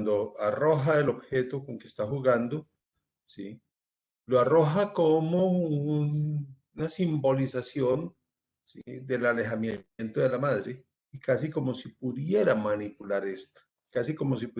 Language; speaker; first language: Spanish; native; Spanish